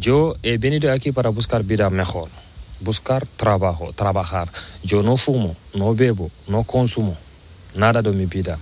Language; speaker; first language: Spanish; non-native, learner; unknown